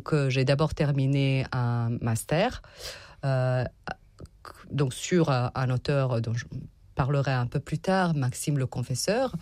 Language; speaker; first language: French; non-native, fluent; Serbian